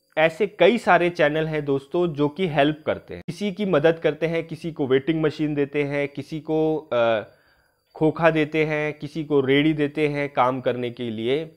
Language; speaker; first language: Hindi; native; Hindi